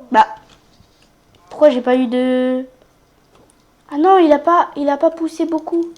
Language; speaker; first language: French; native; French